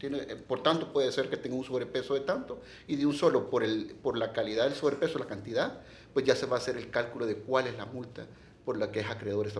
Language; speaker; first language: Spanish; native; Spanish